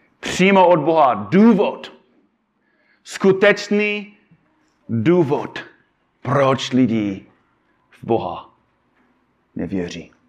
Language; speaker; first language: Czech; non-native, fluent; English